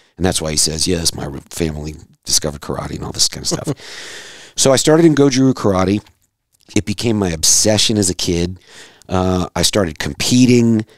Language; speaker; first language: English; native; English